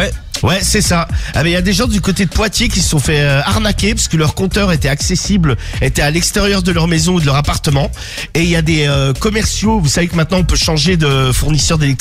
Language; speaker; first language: French; native; French